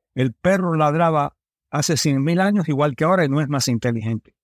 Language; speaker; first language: Spanish; early bilingual, heritage; Spanish